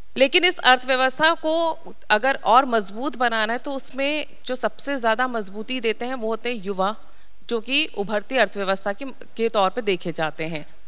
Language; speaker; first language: Hindi; native; Hindi